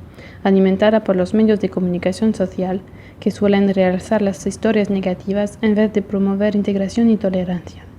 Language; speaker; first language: Spanish; non-native, fluent; Portuguese